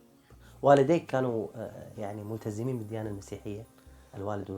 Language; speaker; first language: Arabic; native; Arabic